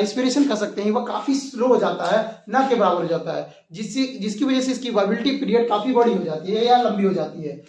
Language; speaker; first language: Hindi; native; Hindi